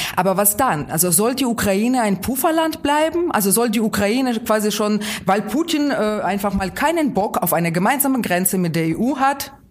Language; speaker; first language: German; non-native, fluent; Ukrainian